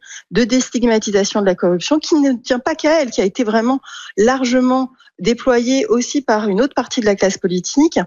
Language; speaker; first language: French; native; French